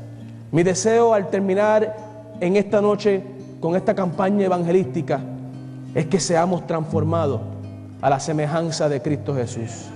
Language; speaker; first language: Spanish; native; Spanish